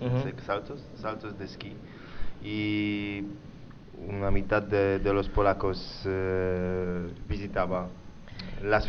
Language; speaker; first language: Spanish; non-native, learner; Polish